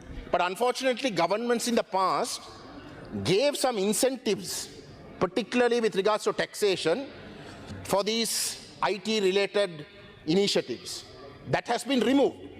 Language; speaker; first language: English; non-native, local second language; Tamil